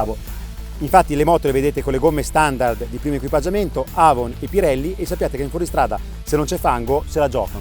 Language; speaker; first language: Italian; native; Italian